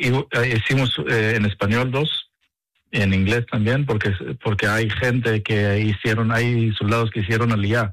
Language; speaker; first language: Spanish; non-native, fluent; Hebrew